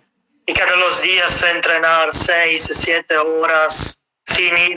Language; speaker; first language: Spanish; non-native, fluent; Italian